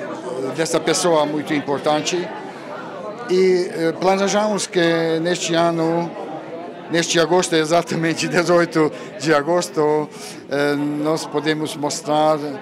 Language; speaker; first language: Portuguese; non-native, fluent; Hungarian